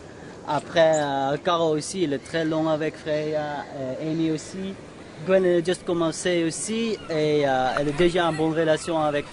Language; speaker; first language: French; non-native, learner; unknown